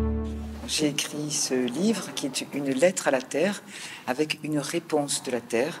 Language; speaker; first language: French; native; French